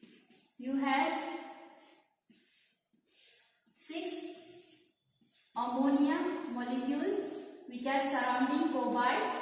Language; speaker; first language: English; non-native, local second language; Marathi